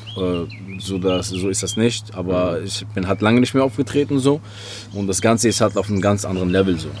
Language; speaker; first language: German; non-native, fluent; Arabic